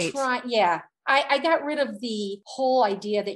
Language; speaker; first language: English; native; English